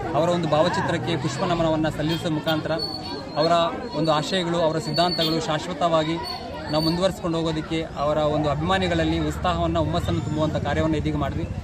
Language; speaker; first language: Kannada; native; Kannada